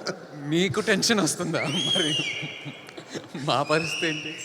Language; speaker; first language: Telugu; native; Telugu